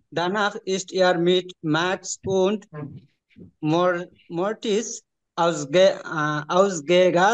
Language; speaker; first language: German; non-native, learner; Bangla